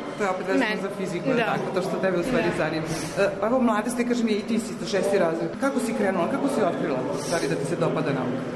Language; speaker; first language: Serbian; native; Serbian